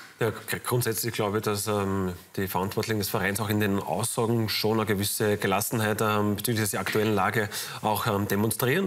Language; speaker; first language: German; native; German